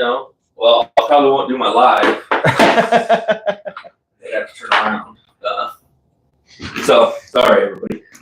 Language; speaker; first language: English; native; English